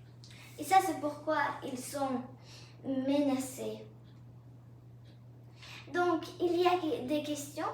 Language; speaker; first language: French; non-native, learner; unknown